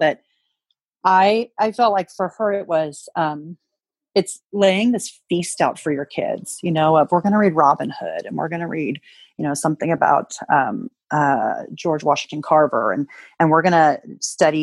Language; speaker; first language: English; native; English